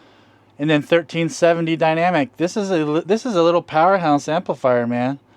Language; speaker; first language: English; native; English